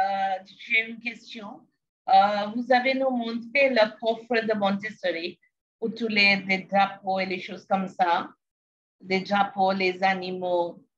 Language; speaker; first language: French; non-native, fluent; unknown